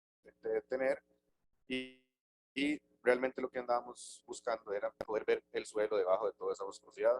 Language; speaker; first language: Spanish; native; Spanish